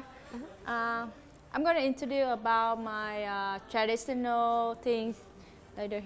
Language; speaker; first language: English; non-native, learner; Vietnamese